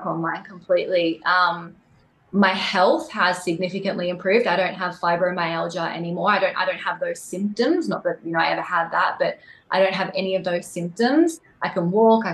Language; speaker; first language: English; native; English